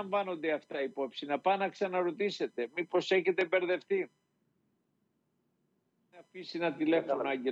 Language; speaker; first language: Greek; native; Greek